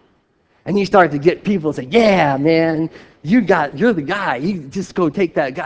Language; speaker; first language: English; native; English